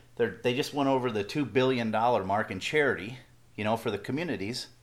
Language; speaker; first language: English; native; English